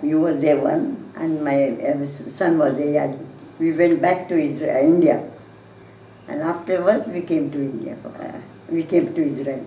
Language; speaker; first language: English; non-native, local second language; Hindi